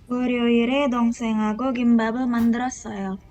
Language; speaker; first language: Korean; non-native, learner; Indonesian